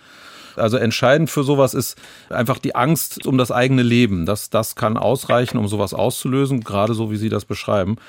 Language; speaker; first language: German; native; German